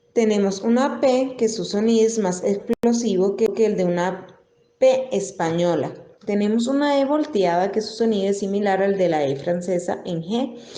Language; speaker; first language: Spanish; native; Spanish